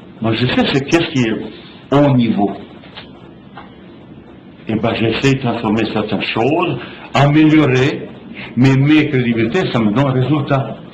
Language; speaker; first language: French; non-native, fluent; Bosnian